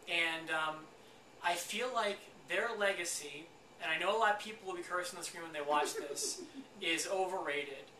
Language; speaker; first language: English; native; English